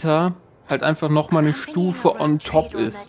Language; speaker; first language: German; native; German